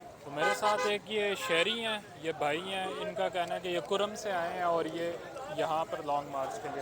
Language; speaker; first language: Urdu; native; Urdu